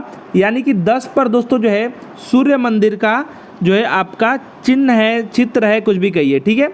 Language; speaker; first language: Hindi; native; Hindi